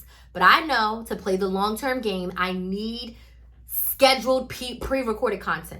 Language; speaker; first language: English; native; English